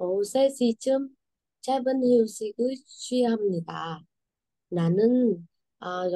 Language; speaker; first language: Korean; non-native, learner; Vietnamese